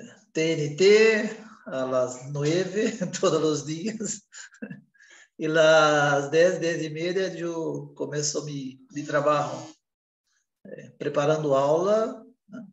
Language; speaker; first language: Spanish; non-native, learner; Portuguese